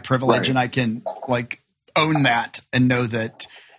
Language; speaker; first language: English; native; English